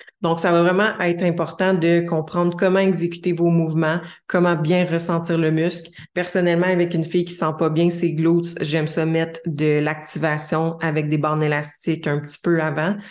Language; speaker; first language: French; native; French